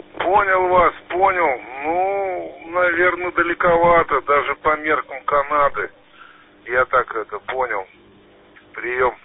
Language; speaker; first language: Russian; native; Russian